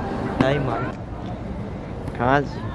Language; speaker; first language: Korean; non-native, learner; Vietnamese